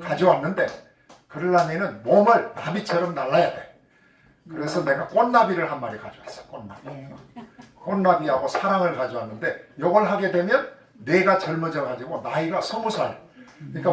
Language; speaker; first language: Korean; native; Korean